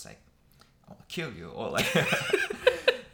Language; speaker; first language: English; non-native, fluent; Korean